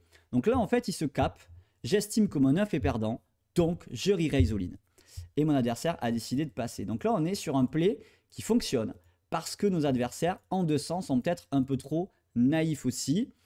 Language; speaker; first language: French; native; French